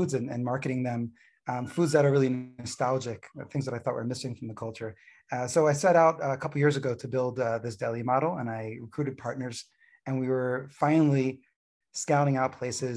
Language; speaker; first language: English; native; English